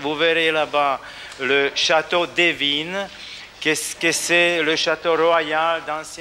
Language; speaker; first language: French; non-native, learner; Slovak